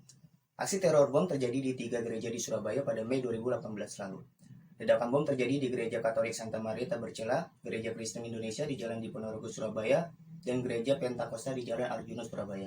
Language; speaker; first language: Indonesian; native; Indonesian